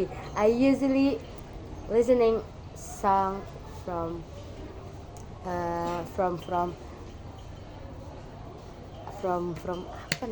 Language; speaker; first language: English; non-native, learner; Indonesian